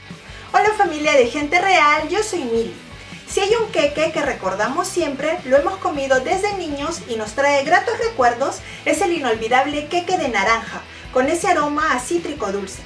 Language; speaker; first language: Spanish; native; Spanish